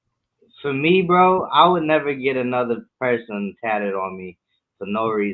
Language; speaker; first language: English; native; English